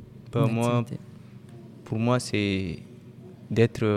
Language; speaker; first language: French; non-native, local second language; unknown